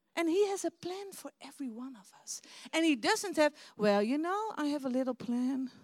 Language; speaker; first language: English; non-native, fluent; Dutch